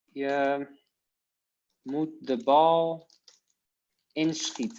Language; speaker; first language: Dutch; non-native, fluent; Polish